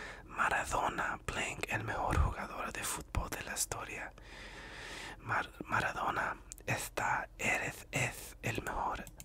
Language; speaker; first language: Spanish; non-native, learner; English